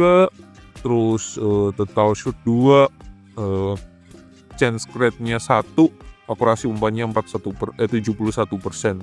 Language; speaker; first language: Indonesian; native; Indonesian